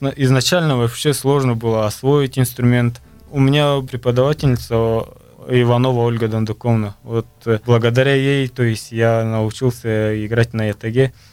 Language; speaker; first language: Russian; non-native, local second language; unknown